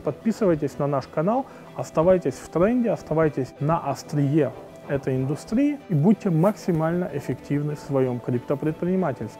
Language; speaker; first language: Russian; native; Russian